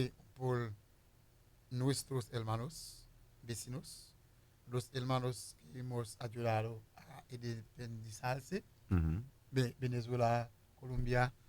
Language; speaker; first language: Spanish; non-native, fluent; Haitian Creole